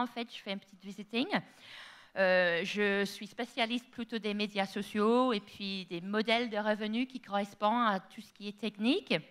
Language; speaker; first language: French; non-native, fluent; English